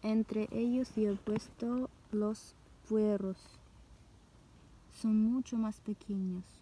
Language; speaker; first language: Spanish; non-native, learner; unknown